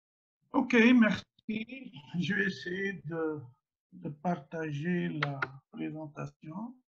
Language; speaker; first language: French; non-native, local second language; Arabic